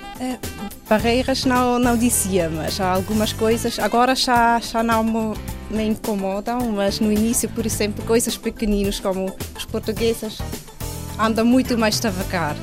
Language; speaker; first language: Portuguese; non-native, fluent; Swiss German